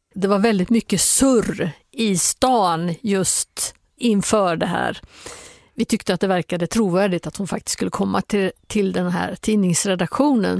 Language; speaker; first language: Swedish; native; Swedish